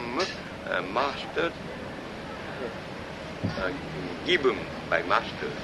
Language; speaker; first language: English; non-native, learner; Japanese